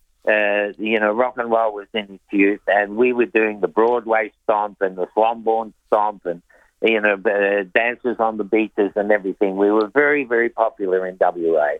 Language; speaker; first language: English; native; English